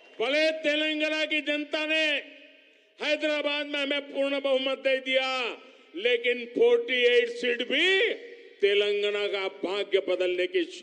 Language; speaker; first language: Hindi; non-native, local second language; Gujarati